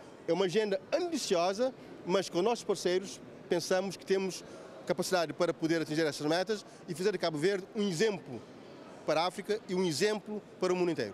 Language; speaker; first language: Portuguese; non-native, local second language; Kabuverdianu